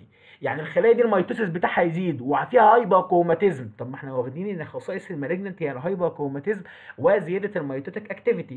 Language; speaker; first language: Arabic; native; Arabic